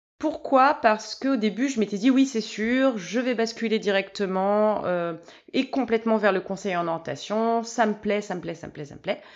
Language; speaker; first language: French; native; French